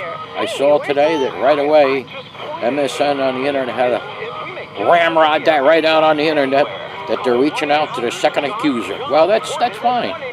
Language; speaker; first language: English; native; English